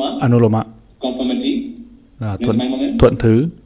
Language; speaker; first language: Vietnamese; native; Vietnamese